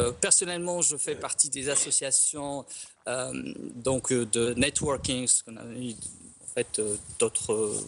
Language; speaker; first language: French; non-native, local second language; Arabic